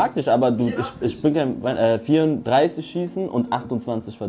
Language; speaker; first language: German; native; German